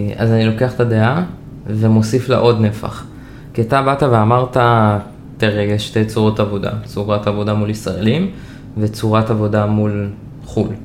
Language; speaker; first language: Hebrew; native; Hebrew